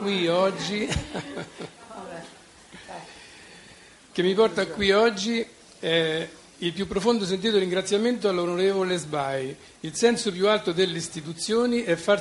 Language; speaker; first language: Italian; native; Italian